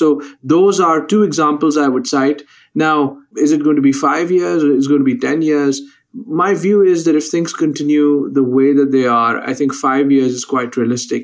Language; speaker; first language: English; non-native, local second language; Urdu